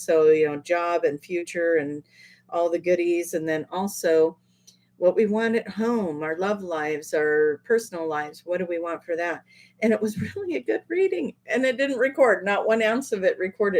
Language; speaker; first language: English; native; English